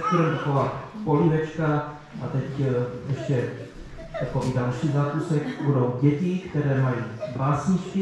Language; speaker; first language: Czech; native; Czech